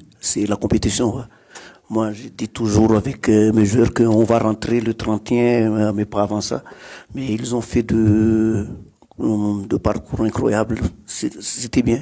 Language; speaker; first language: French; non-native, local second language; Malagasy